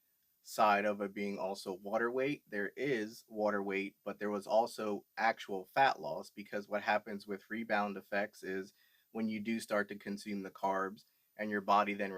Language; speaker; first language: English; native; English